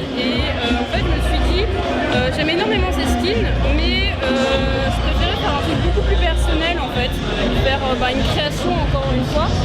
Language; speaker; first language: French; native; French